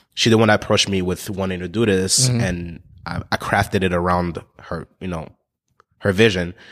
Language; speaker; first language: English; non-native, fluent; French